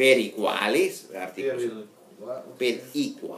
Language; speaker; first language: Italian; non-native, fluent; Russian